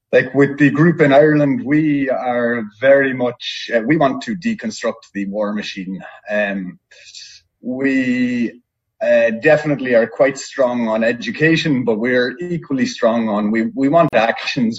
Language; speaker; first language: English; native; English